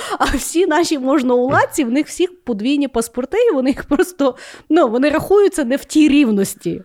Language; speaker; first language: Ukrainian; non-native, local second language; Russian